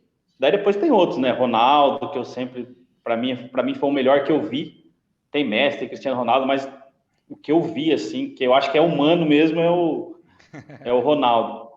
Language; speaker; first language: Portuguese; native; Portuguese